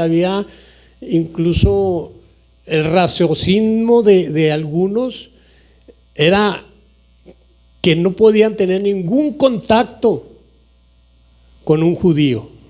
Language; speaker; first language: Spanish; native; Spanish